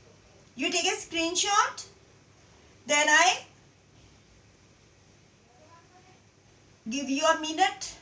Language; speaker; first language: English; non-native, local second language; Hindi